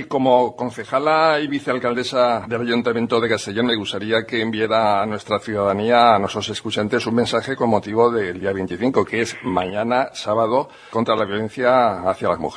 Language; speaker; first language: Spanish; native; Spanish